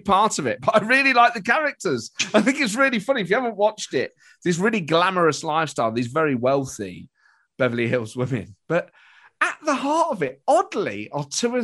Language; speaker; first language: English; native; English